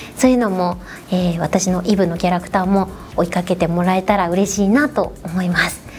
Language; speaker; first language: Japanese; native; Japanese